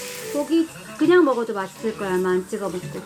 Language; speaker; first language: Korean; native; Korean